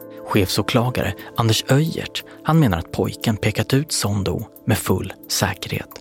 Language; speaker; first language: Swedish; native; Swedish